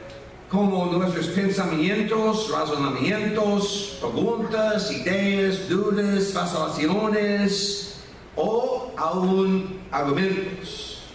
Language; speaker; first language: Spanish; non-native, fluent; English